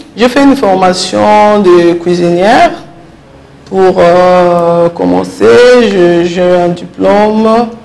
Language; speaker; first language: French; non-native, local second language; Lingala